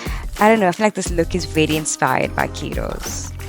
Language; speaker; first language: English; native; English